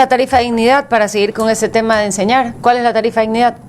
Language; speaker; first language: Spanish; native; Spanish